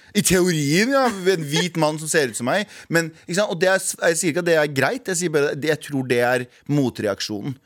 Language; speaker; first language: Norwegian; early bilingual, other home language; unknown